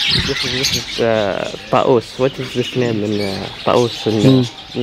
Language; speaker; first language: English; non-native, learner; Arabic